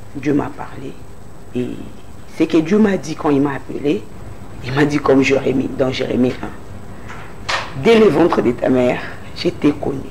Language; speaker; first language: French; non-native, local second language; Lingala